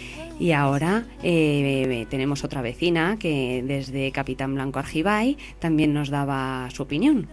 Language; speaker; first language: Spanish; native; Spanish